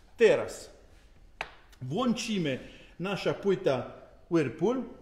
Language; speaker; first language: Polish; non-native, learner; Italian